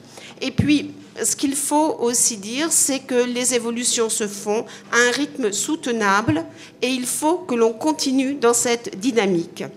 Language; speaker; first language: French; native; French